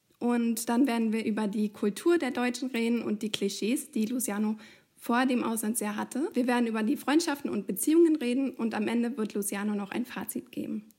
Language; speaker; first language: German; native; German